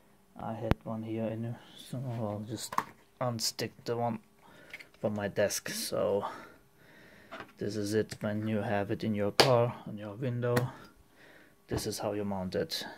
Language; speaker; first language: English; non-native, fluent; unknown